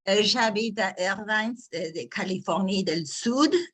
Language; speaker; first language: French; non-native, learner; English